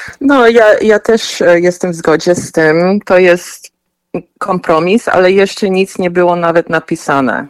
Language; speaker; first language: Polish; early bilingual, heritage; Polish